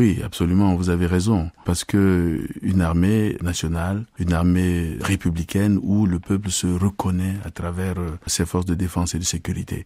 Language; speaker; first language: French; non-native, local second language; Sango